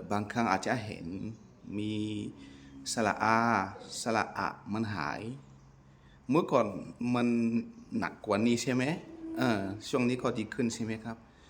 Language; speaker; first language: Thai; non-native, fluent; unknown